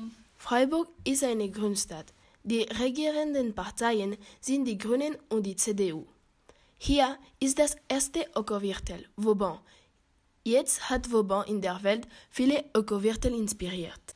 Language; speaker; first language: German; non-native, learner; French